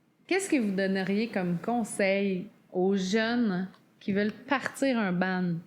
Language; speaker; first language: French; native; French